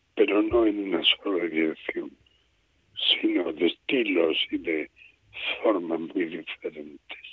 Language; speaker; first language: Spanish; native; Spanish